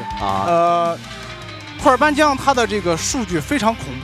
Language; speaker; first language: Chinese; native; Chinese